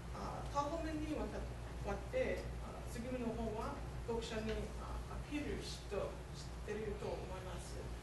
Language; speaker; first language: Japanese; non-native, learner; English